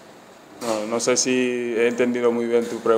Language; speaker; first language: Spanish; non-native, fluent; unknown